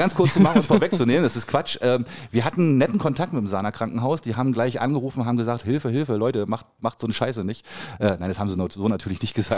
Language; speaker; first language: German; native; German